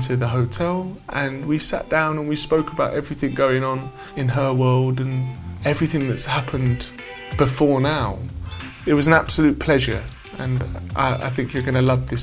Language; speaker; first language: English; native; English